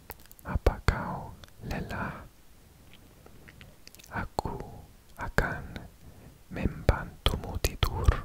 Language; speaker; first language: Indonesian; non-native, learner; English